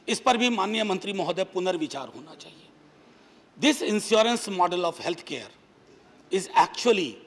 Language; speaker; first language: Hindi; native; Hindi